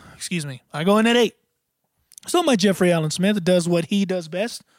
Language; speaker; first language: English; native; English